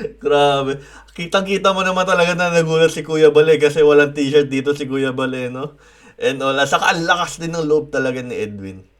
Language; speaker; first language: Filipino; native; Filipino